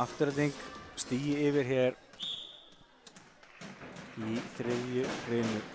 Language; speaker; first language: Icelandic; native; Icelandic